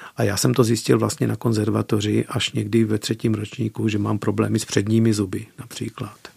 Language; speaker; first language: Czech; early bilingual, heritage; Czech